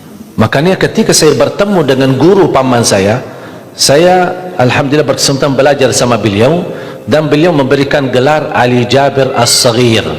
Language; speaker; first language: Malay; non-native, fluent; Arabic